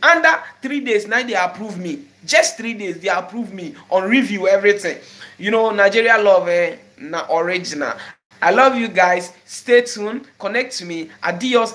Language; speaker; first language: English; non-native, local second language; Akan